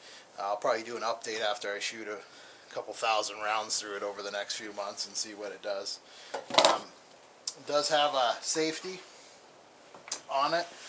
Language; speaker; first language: English; native; English